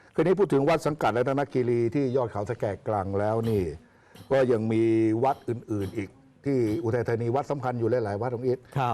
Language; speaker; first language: Thai; native; Thai